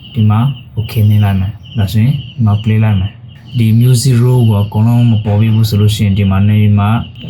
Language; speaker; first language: Burmese; non-native, local second language; Shan